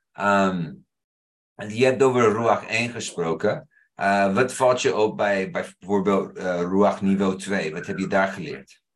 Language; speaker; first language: Dutch; non-native, fluent; English